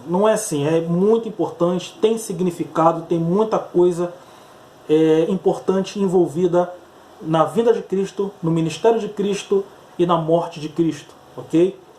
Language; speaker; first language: Portuguese; native; Portuguese